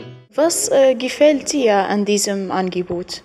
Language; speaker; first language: German; non-native, learner; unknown